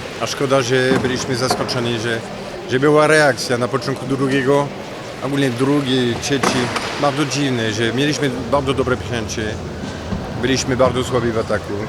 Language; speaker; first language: Polish; non-native, fluent; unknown